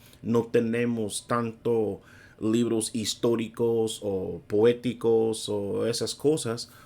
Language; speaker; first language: Spanish; non-native, fluent; English